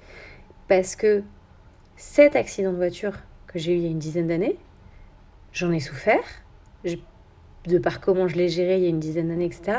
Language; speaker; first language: French; native; French